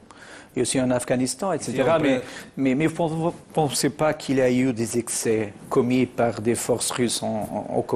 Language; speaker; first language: French; non-native, fluent; Portuguese